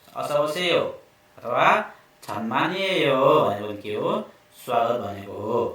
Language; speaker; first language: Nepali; native; Nepali